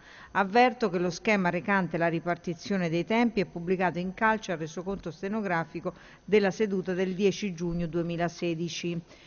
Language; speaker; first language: Italian; native; Italian